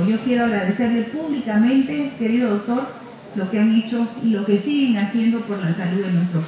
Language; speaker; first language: Spanish; native; Spanish